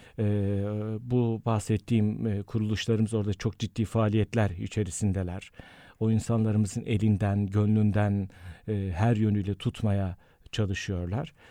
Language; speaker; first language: Turkish; native; Turkish